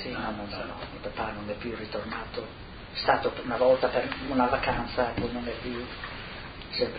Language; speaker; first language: Italian; non-native, local second language; Friulian